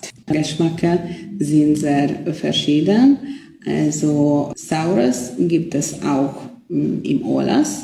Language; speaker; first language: German; non-native, local second language; Hungarian